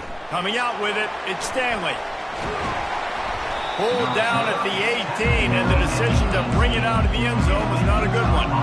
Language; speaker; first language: English; native; English